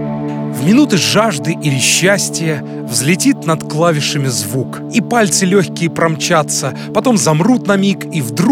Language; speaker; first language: Russian; native; Russian